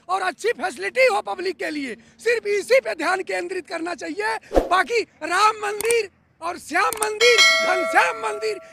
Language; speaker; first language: Hindi; native; Hindi